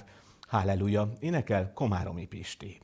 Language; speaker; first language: Hungarian; native; Hungarian